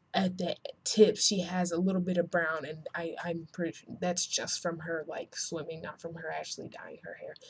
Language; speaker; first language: English; native; English